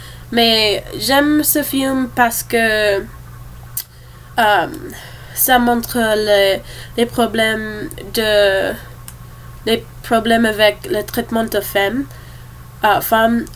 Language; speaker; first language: French; non-native, learner; English